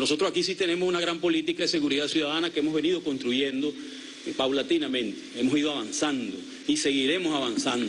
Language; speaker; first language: Spanish; native; Spanish